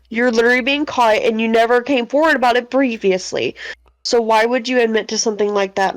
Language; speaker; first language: English; native; English